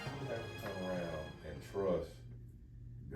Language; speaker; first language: English; native; English